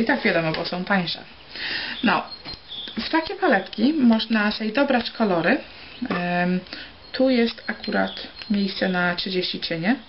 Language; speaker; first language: Polish; early bilingual, heritage; Polish